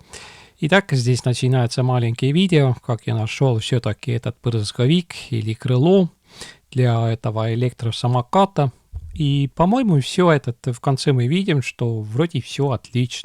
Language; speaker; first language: Russian; non-native, local second language; Estonian